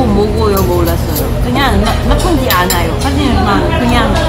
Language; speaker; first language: Korean; non-native, learner; Cantonese